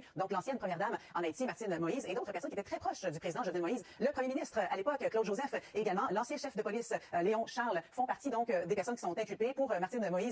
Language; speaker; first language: French; native; French